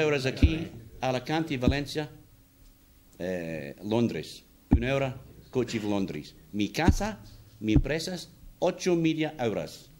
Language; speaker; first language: Spanish; non-native, learner; English